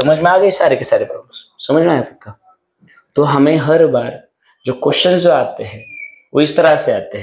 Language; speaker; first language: Hindi; non-native, local second language; Marathi